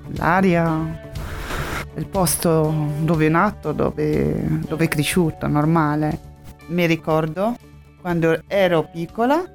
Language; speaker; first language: Italian; non-native, learner; Arabic